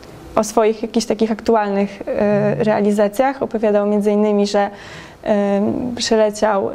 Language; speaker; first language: Polish; native; Polish